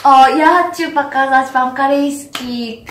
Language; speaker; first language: Russian; non-native, learner; Korean